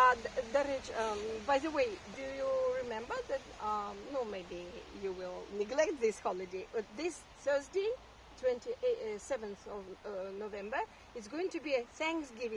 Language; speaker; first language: English; non-native, learner; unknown